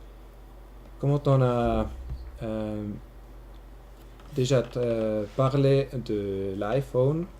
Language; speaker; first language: French; non-native, local second language; German